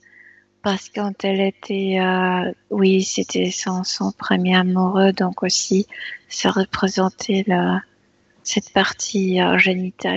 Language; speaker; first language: French; non-native, fluent; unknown